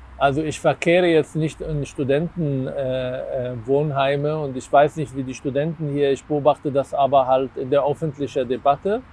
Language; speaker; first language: German; non-native, fluent; Arabic